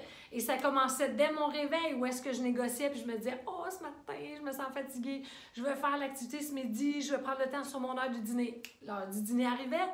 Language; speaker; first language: French; native; French